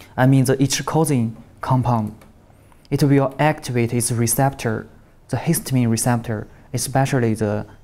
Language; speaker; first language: English; non-native, learner; Chinese